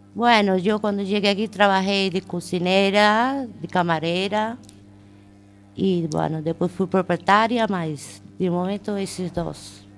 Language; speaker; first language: Spanish; non-native, learner; Portuguese